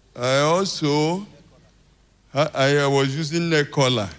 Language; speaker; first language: English; non-native, local second language; Igbo